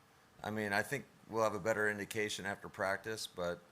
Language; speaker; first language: English; native; English